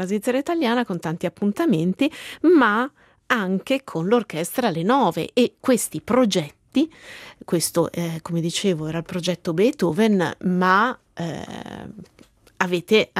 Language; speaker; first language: Italian; native; Italian